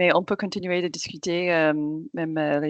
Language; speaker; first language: French; non-native, fluent; English